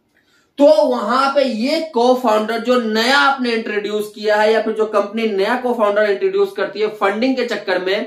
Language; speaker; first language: Hindi; native; Hindi